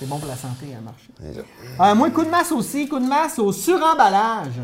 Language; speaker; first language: French; native; French